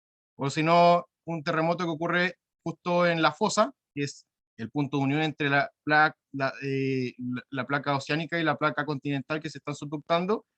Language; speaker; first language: Spanish; native; Spanish